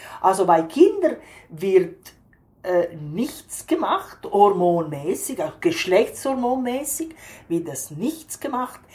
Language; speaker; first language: German; non-native, fluent; Italian